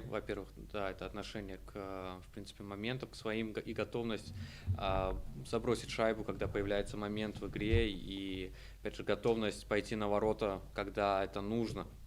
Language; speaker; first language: Russian; native; Russian